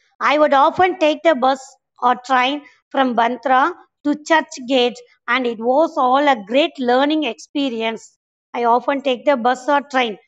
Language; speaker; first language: English; non-native, local second language; Tamil